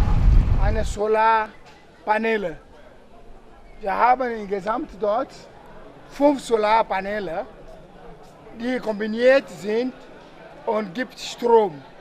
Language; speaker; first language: German; non-native, learner; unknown